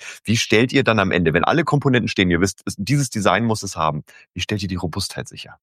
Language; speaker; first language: German; native; German